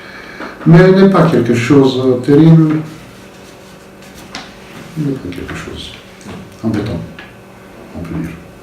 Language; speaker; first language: French; non-native, fluent; Bulgarian